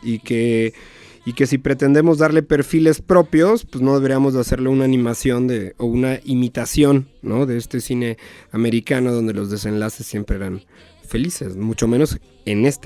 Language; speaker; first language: Spanish; native; Spanish